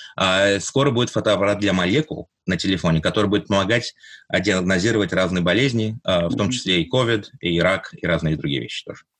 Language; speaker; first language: Russian; early bilingual, heritage; Russian